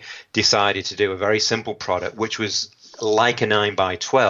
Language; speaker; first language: English; native; English